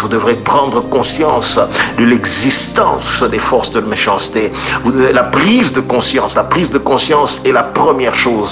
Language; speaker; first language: French; native; French